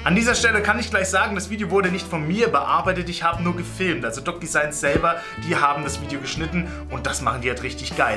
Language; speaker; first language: German; native; German